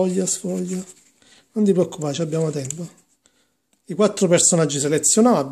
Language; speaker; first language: Italian; native; Italian